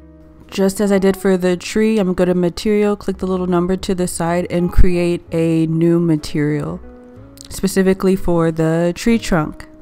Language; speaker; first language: English; native; English